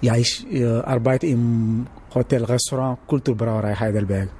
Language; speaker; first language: German; non-native, learner; Wolof